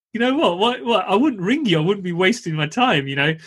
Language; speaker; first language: English; native; English